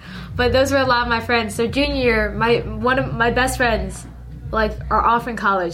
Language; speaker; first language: English; early bilingual, other home language; Min Nan Chinese